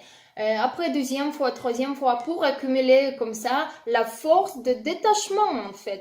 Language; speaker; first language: French; non-native, learner; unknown